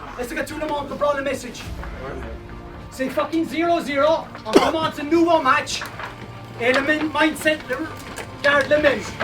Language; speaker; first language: French; non-native, learner; English